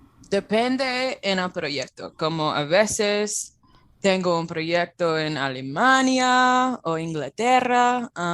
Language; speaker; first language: Spanish; non-native, fluent; English